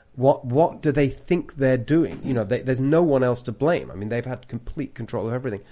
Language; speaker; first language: English; native; English